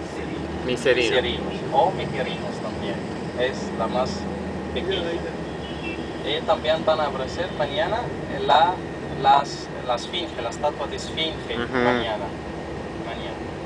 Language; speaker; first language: Spanish; non-native, fluent; Arabic